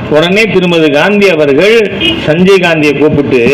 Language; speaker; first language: Tamil; native; Tamil